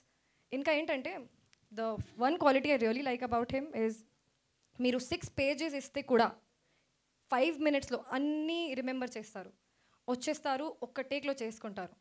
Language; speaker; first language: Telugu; non-native, fluent; Hindi